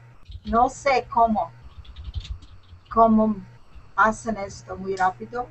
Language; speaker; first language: Spanish; non-native, learner; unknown